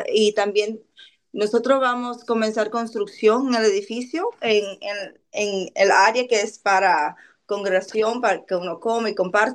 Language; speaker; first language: Spanish; early bilingual, other home language; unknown